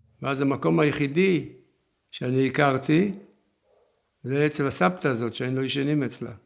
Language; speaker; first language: Hebrew; early bilingual, other home language; Yiddish